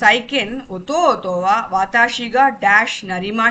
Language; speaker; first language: Japanese; non-native, learner; Tamil